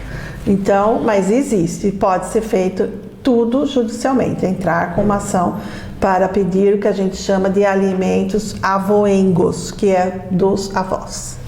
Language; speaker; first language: Portuguese; native; Portuguese